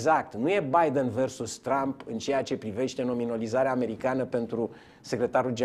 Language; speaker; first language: Romanian; native; Romanian